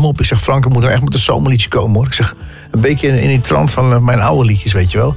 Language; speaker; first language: Dutch; early bilingual, other home language; English